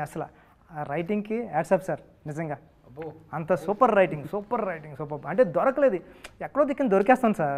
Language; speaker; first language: Telugu; native; Telugu